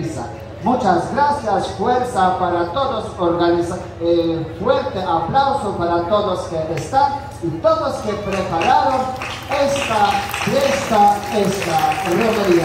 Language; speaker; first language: Spanish; non-native, fluent; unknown